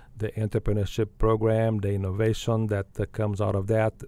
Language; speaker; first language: English; non-native, fluent; Portuguese